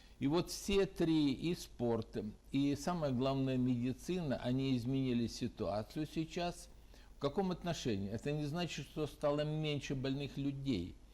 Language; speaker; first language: Russian; native; Russian